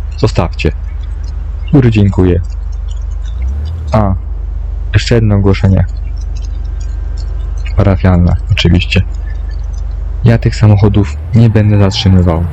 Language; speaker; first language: Polish; native; Polish